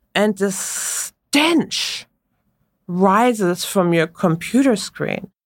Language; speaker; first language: English; non-native, fluent; German